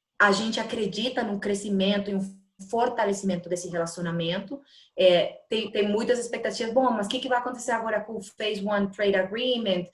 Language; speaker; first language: Portuguese; non-native, fluent; Spanish